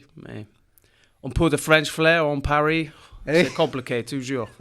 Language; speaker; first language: French; non-native, learner; English